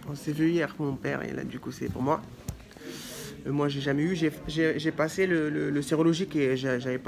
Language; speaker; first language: French; native; French